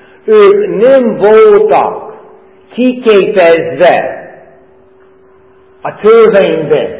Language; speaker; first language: Hungarian; non-native, fluent; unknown